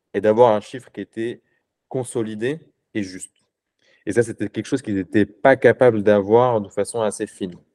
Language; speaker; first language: French; non-native, local second language; Arabic